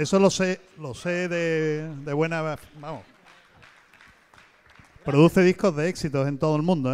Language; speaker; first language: Spanish; native; Spanish